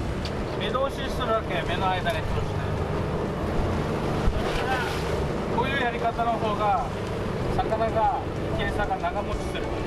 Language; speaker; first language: Japanese; native; Japanese